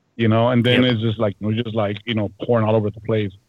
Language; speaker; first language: English; native; English